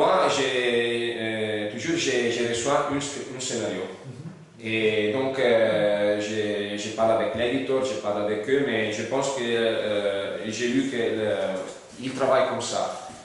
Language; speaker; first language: French; non-native, learner; Italian